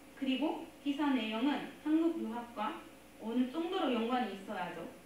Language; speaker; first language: Korean; non-native, fluent; Spanish